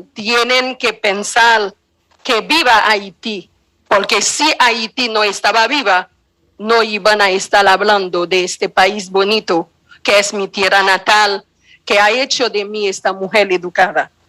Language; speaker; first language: Spanish; non-native, fluent; Haitian Creole